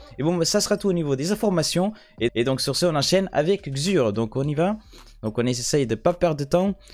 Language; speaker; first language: French; native; French